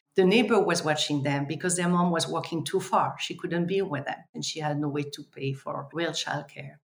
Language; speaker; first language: English; non-native, fluent; French